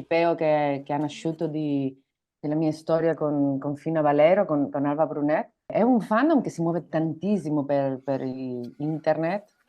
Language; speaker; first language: Italian; non-native, learner; Spanish